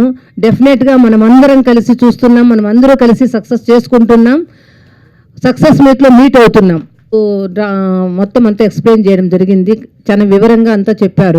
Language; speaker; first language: Telugu; native; Telugu